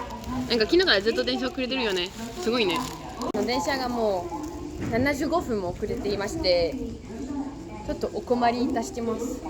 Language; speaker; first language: Japanese; non-native, fluent; French